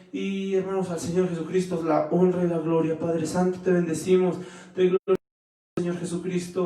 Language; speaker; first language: Spanish; native; Spanish